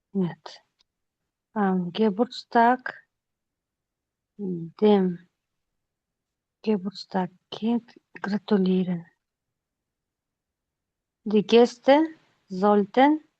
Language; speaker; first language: German; non-native, learner; Kyrgyz